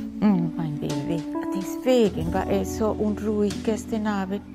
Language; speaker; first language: German; non-native, fluent; Spanish